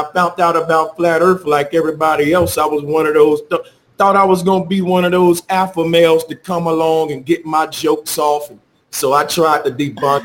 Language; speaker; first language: English; native; English